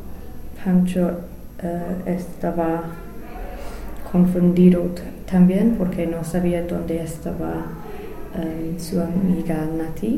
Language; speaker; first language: Spanish; non-native, learner; English